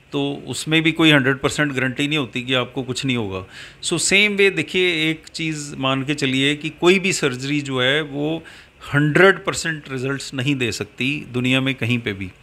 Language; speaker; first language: Hindi; native; Hindi